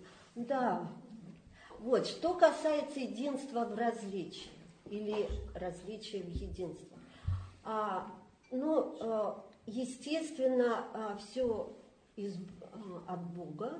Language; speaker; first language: Russian; native; Russian